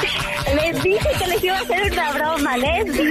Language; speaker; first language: Spanish; native; Spanish